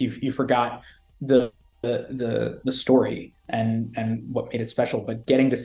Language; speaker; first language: English; native; English